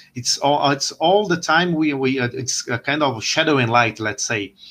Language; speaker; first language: English; non-native, fluent; Portuguese